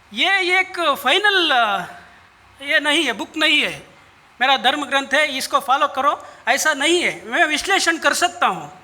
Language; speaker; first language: Hindi; non-native, local second language; Kannada